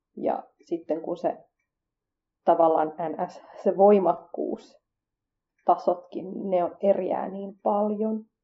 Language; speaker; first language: Finnish; early bilingual, other home language; Kurdish